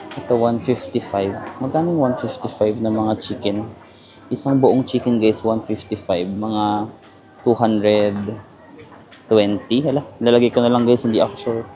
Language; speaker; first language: Filipino; native; Filipino